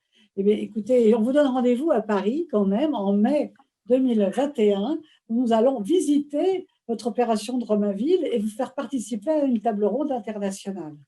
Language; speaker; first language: French; native; French